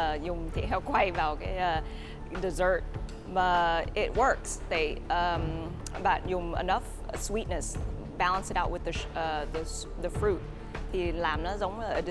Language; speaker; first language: Vietnamese; early bilingual, heritage; English